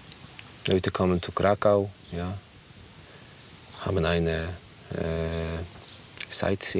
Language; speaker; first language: German; non-native, learner; Polish